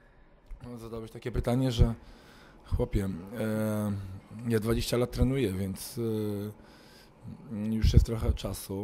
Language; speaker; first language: Polish; native; Polish